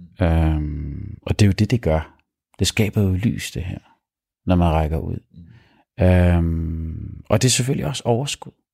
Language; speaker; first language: Danish; early bilingual, other home language; Arabic